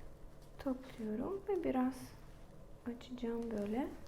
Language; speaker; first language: Turkish; non-native, learner; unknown